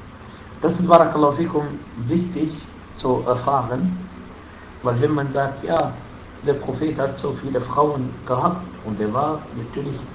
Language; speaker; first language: German; non-native, fluent; Arabic